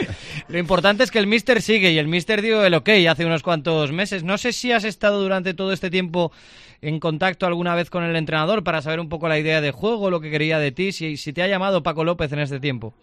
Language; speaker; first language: Spanish; native; Spanish